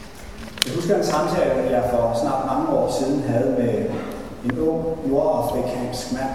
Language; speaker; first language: Danish; native; Danish